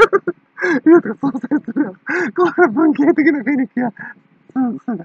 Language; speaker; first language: Japanese; native; Japanese